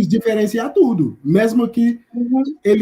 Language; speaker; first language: Portuguese; non-native, learner; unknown